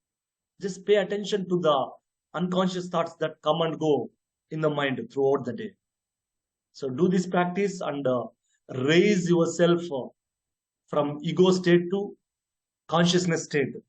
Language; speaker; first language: English; non-native, local second language; Telugu